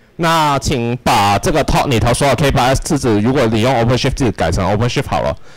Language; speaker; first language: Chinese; non-native, local second language; Cantonese